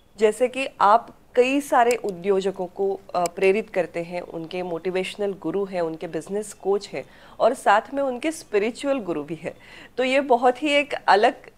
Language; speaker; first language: Hindi; non-native, local second language; Marathi